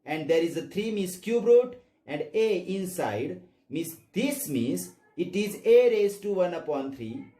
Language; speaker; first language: English; non-native, local second language; Marathi